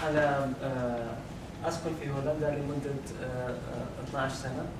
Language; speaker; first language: Arabic; native; Arabic